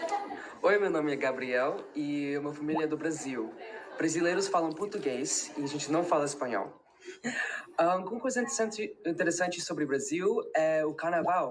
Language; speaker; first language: Portuguese; early bilingual, heritage; English